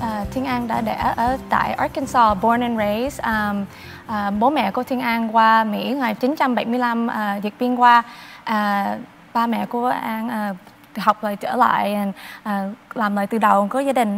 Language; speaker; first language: Vietnamese; early bilingual, other home language; English